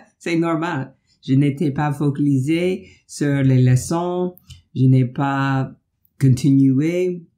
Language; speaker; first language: French; non-native, learner; English